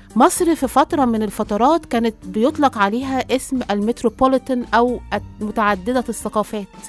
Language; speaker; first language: Arabic; native; Arabic